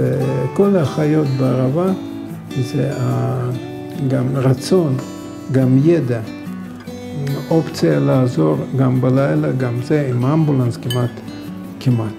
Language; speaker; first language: Hebrew; non-native, fluent; Russian